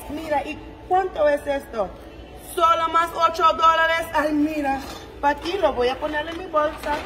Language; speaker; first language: Spanish; early bilingual, heritage; English